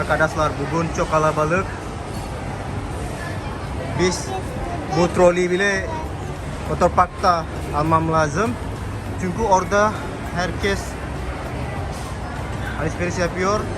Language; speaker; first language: Turkish; non-native, fluent; Indonesian